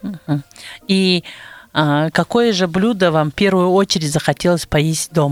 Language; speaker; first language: Russian; non-native, local second language; Buriat